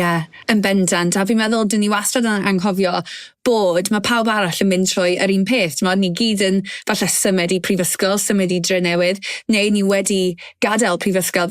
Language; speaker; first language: Welsh; native; Welsh